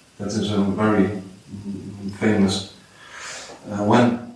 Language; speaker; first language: English; non-native, fluent; Dutch